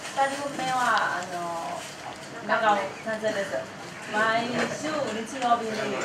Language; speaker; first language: Japanese; non-native, learner; Burmese